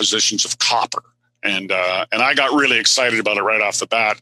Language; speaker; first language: English; native; English